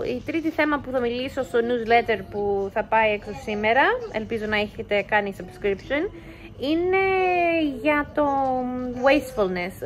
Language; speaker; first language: Greek; early bilingual, heritage; Greek